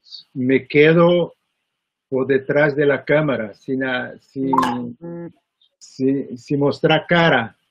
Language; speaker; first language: Spanish; non-native, fluent; Portuguese